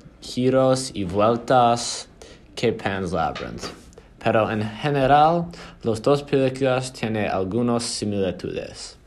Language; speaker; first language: Spanish; non-native, learner; English